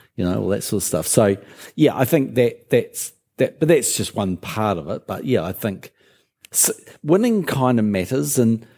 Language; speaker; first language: English; native; English